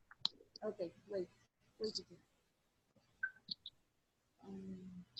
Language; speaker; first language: English; non-native, learner; Spanish